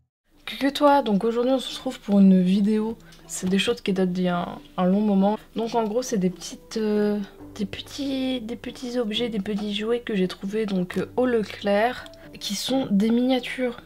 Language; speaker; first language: French; native; French